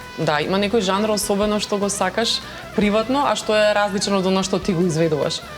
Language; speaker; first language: Macedonian; native; Macedonian